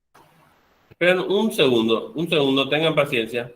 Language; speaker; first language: Spanish; native; Spanish